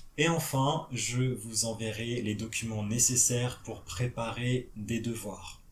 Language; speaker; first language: French; native; French